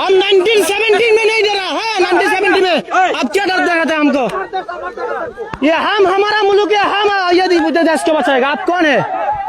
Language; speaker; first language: Hindi; non-native, learner; Bangla